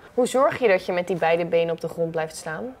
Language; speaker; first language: Dutch; native; Dutch